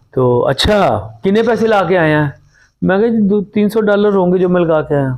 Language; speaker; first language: Urdu; non-native, local second language; Punjabi